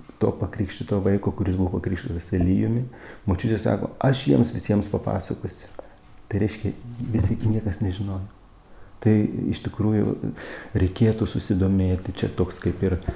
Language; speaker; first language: Lithuanian; native; Lithuanian